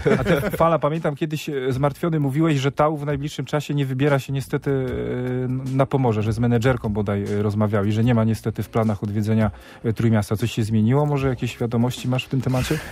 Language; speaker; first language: Polish; native; Polish